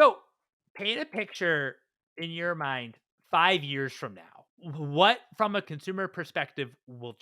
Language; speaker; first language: English; native; English